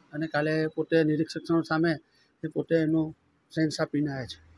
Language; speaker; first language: Gujarati; native; Gujarati